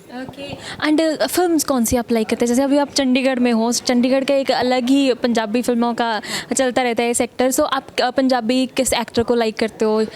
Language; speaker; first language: Hindi; native; Hindi